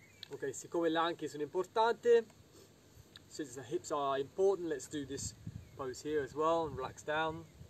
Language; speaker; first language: English; native; English